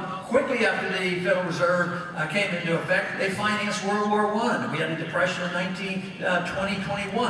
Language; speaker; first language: English; native; English